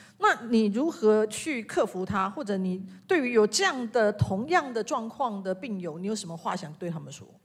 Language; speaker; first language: Chinese; native; Chinese